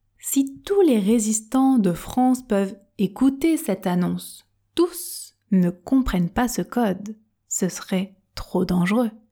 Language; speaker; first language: French; native; French